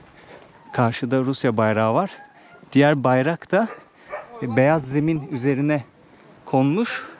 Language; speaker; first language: Turkish; native; Turkish